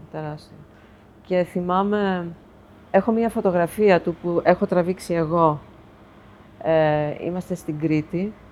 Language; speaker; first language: Greek; early bilingual, heritage; Greek